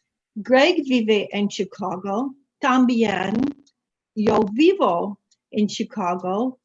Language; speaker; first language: Spanish; non-native, learner; English